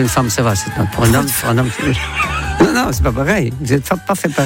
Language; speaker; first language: French; non-native, fluent; Dutch